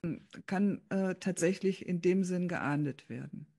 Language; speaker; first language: German; native; German